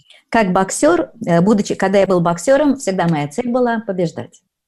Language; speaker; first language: Russian; native; Russian